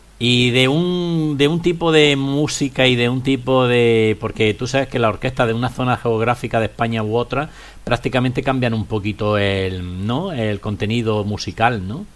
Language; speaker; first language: Spanish; native; Spanish